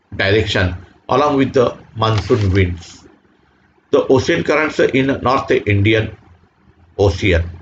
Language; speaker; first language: English; non-native, local second language; Marathi